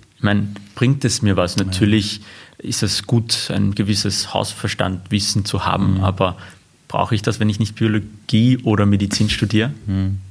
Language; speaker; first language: German; early bilingual, other home language; Armenian